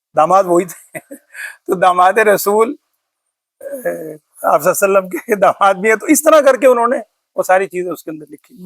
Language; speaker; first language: Urdu; native; Urdu